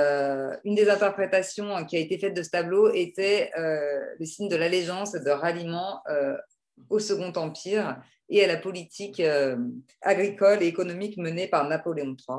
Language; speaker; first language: French; native; French